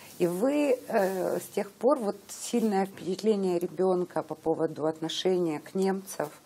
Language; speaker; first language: Russian; native; Russian